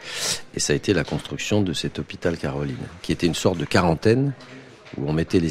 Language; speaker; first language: French; native; French